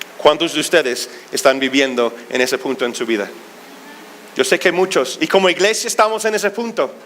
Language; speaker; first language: Spanish; non-native, fluent; English